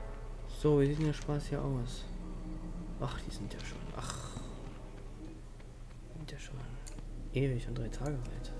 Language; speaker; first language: German; native; German